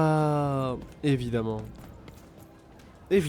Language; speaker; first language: French; native; French